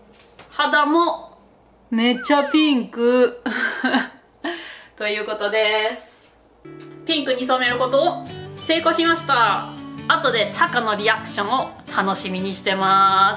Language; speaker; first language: Japanese; non-native, fluent; German